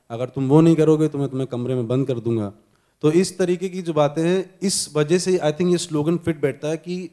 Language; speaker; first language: Hindi; native; Hindi